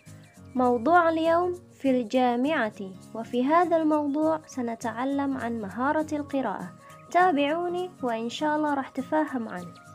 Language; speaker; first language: Arabic; non-native, learner; Indonesian